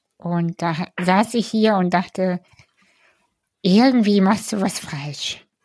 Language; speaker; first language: German; early bilingual, other home language; Russian